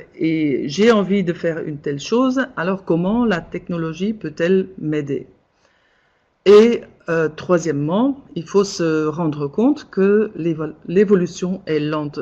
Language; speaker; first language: French; non-native, local second language; Dutch